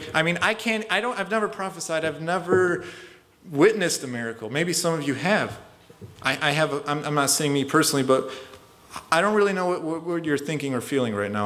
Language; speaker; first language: English; early bilingual, other home language; Romanian